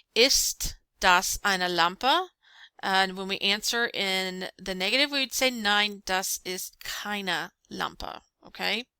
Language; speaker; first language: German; non-native, fluent; English